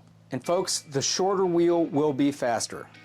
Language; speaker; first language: English; native; English